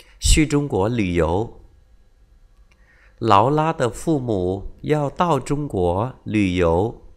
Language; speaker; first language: Chinese; non-native, fluent; Vietnamese